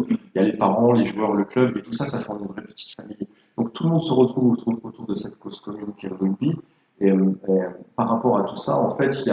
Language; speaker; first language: French; native; French